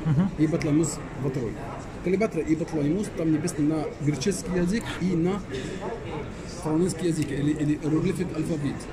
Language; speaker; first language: Russian; non-native, learner; Arabic